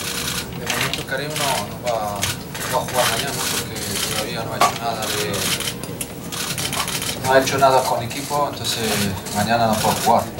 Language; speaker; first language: Spanish; non-native, fluent; French